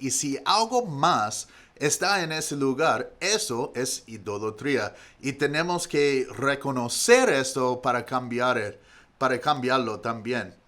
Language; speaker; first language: Spanish; non-native, fluent; English